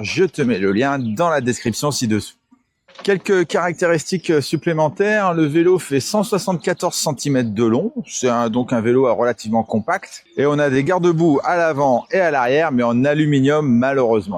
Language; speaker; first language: French; native; French